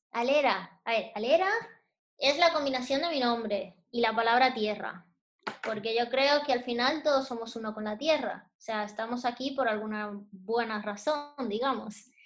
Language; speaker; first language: Spanish; native; Spanish